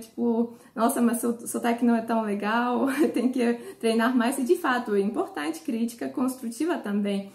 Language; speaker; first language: Portuguese; non-native, fluent; Polish